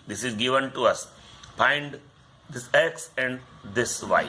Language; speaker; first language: English; non-native, local second language; Hindi